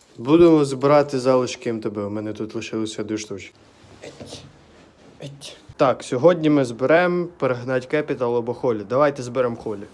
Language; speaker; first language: Ukrainian; non-native, local second language; Russian